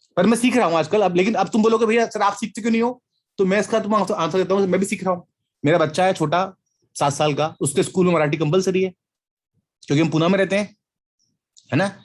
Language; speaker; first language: Hindi; native; Hindi